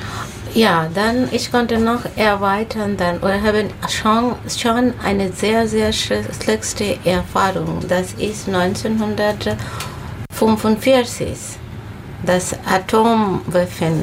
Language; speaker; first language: German; non-native, learner; Bangla